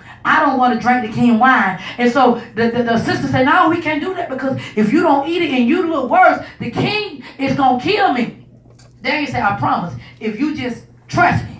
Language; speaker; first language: English; native; English